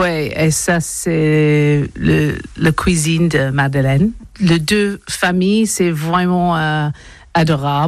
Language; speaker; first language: French; non-native, learner; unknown